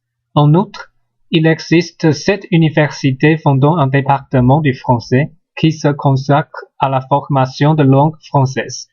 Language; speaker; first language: French; non-native, learner; Chinese